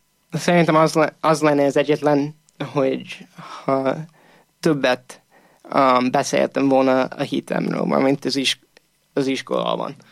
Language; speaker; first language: Hungarian; non-native, fluent; English